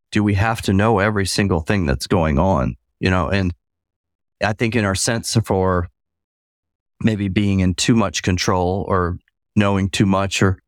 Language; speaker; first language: English; native; English